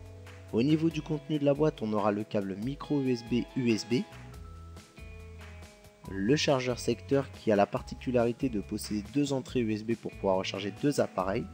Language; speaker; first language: French; native; French